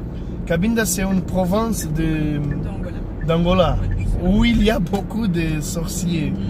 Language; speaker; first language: French; non-native, fluent; Portuguese